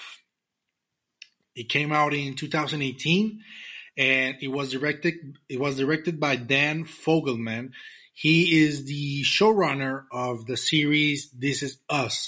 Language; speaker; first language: English; non-native, fluent; Spanish